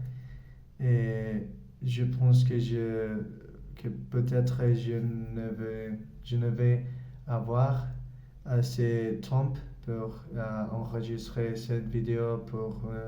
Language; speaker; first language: French; non-native, learner; Spanish